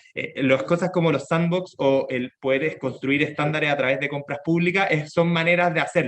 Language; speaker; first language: Spanish; native; Spanish